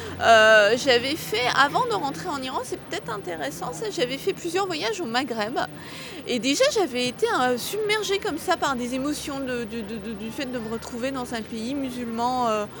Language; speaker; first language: French; early bilingual, other home language; Armenian